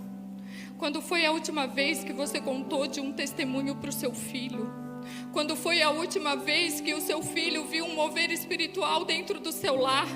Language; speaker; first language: Portuguese; native; Portuguese